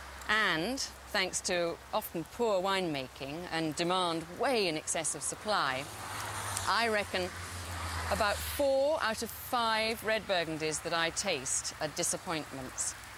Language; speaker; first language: English; native; English